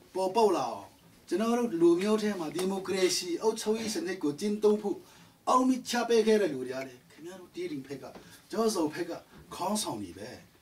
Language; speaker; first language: Burmese; non-native, local second language; Tedim Chin